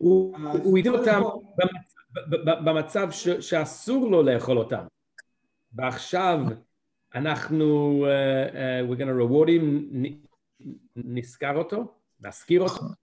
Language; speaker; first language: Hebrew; non-native, fluent; English